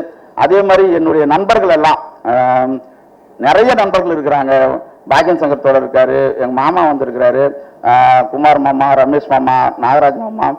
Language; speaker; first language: Tamil; native; Tamil